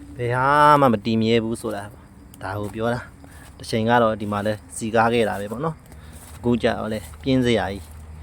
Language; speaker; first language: Burmese; non-native, local second language; Shan